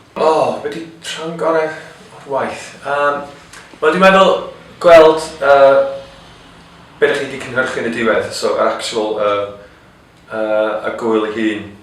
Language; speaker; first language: Welsh; non-native, local second language; English